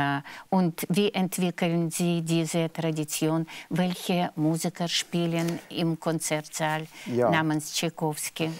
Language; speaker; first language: German; non-native, fluent; Russian